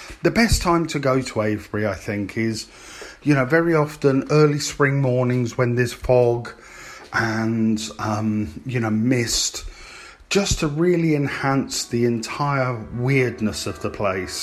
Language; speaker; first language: English; native; English